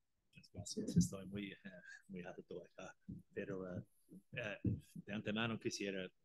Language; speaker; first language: Spanish; non-native, fluent; Irish